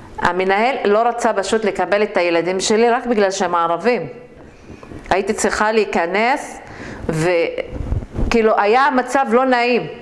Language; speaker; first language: Hebrew; non-native, local second language; Arabic